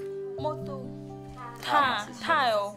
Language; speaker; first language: Korean; non-native, learner; Khmer